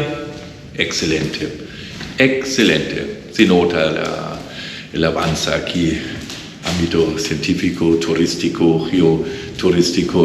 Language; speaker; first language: Spanish; non-native, fluent; German